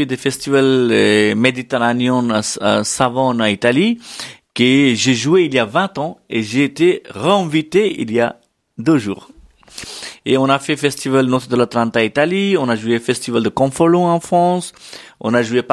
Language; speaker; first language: French; non-native, learner; Hindi